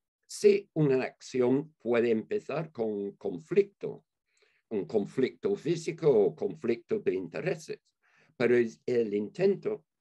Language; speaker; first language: Spanish; non-native, fluent; English